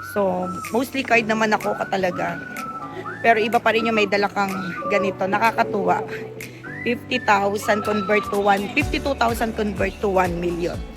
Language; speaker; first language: Filipino; native; Filipino